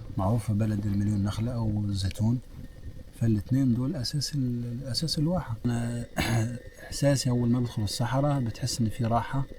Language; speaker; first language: Egyptian Arabic; non-native, local second language; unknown